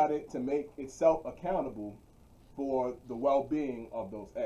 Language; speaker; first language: English; native; English